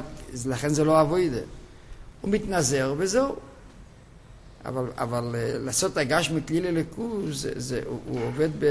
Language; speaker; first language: Hebrew; non-native, fluent; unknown